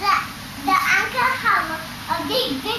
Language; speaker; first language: English; non-native, learner; Hebrew